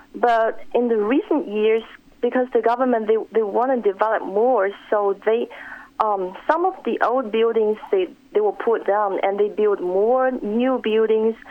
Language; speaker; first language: English; non-native, fluent; Chinese